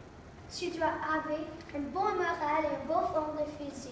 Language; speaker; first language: French; non-native, learner; English